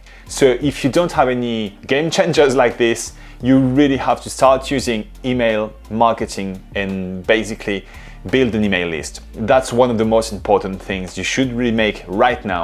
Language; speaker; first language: English; non-native, fluent; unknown